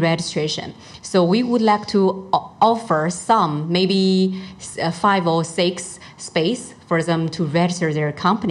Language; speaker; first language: English; non-native, fluent; Chinese